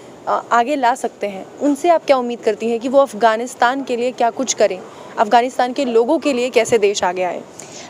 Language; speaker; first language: Hindi; native; Hindi